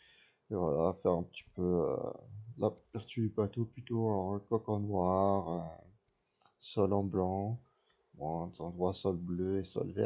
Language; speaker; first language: French; native; French